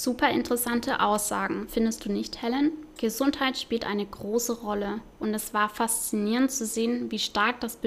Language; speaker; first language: German; native; German